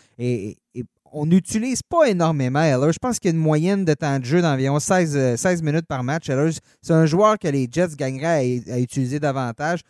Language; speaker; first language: French; native; French